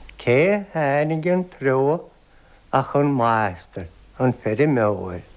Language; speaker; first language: Irish; native; Irish